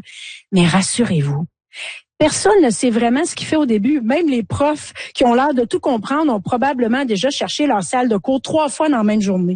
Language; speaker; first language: French; native; French